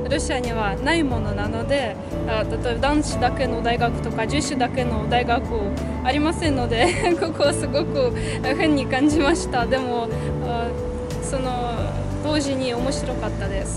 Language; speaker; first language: Japanese; non-native, fluent; Russian